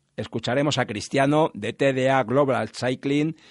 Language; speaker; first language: Spanish; native; Spanish